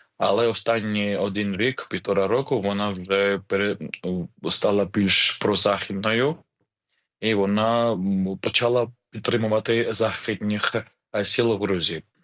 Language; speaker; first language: Ukrainian; non-native, fluent; Georgian